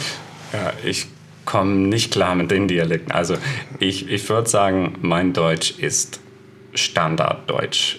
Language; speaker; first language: German; non-native, fluent; English